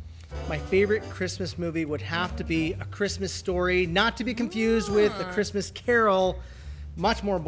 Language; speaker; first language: English; native; English